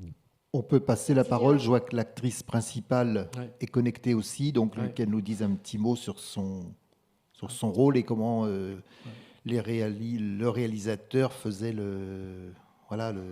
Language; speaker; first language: French; native; French